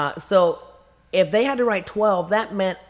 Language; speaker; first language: English; native; English